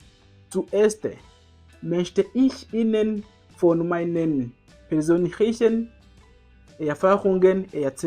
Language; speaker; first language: German; non-native, learner; Kinyarwanda